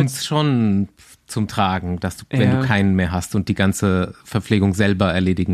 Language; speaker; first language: German; native; German